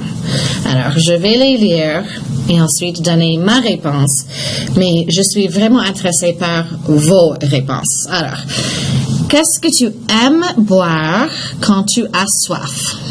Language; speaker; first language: French; non-native, fluent; English